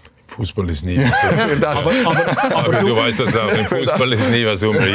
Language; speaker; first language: German; native; German